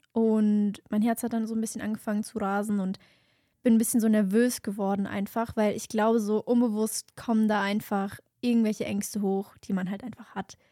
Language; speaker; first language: German; native; German